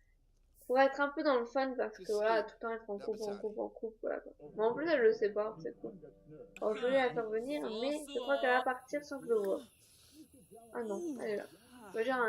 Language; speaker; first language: French; native; French